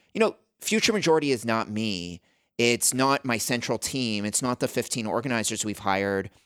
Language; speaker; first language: English; native; English